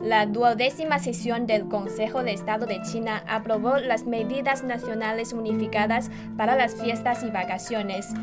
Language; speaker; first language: Spanish; non-native, fluent; Chinese